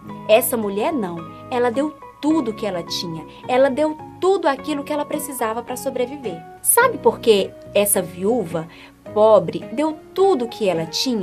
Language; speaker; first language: Portuguese; native; Portuguese